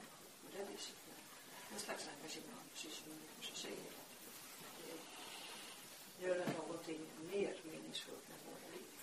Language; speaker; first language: Swedish; non-native, fluent; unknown